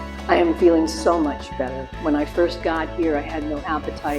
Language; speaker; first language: English; native; English